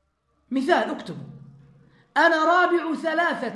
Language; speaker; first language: Arabic; native; Arabic